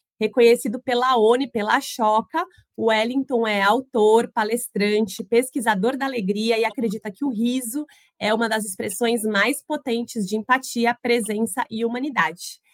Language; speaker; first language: Portuguese; native; Portuguese